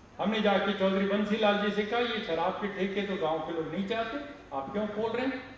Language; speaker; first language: Hindi; non-native, local second language; Telugu